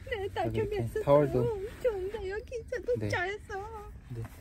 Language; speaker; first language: Korean; non-native, learner; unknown